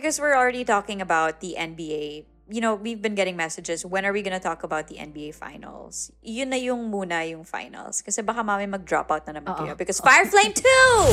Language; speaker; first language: English; non-native, local second language; Filipino